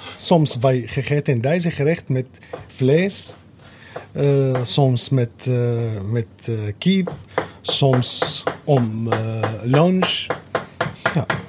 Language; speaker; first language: Dutch; non-native, learner; Arabic